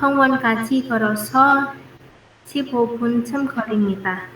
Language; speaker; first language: Korean; non-native, learner; Indonesian